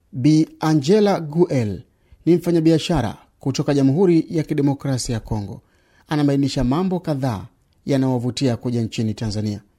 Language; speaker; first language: Swahili; native; Swahili